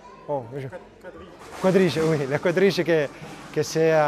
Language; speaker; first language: French; non-native, learner; Italian